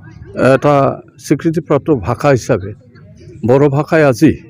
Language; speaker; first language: Assamese; non-native, local second language; Bodo